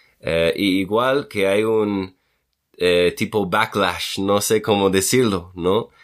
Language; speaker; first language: Spanish; non-native, fluent; English